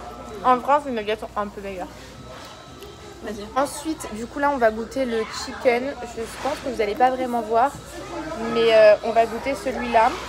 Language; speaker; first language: French; native; French